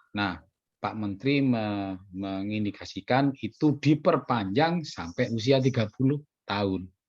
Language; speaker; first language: Indonesian; native; Indonesian